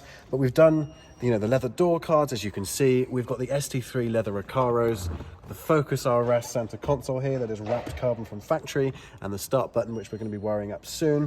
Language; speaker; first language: English; native; English